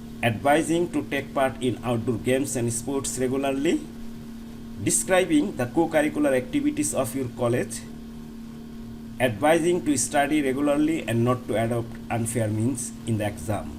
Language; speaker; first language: English; non-native, local second language; Bangla